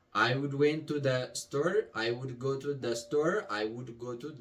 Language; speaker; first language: English; non-native, local second language; Amharic